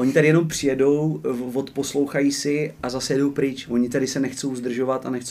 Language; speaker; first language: Czech; native; Czech